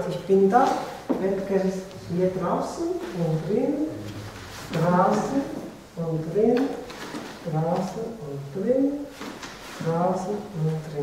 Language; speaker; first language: German; non-native, fluent; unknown